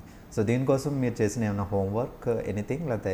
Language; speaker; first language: Telugu; native; Telugu